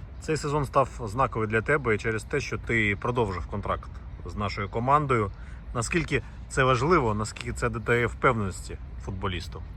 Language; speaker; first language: Ukrainian; native; Ukrainian